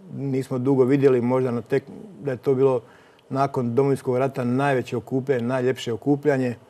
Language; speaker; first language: Croatian; native; Croatian